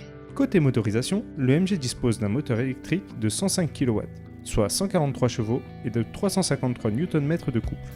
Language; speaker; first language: French; native; French